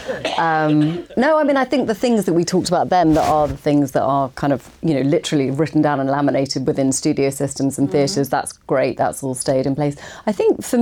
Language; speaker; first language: English; native; English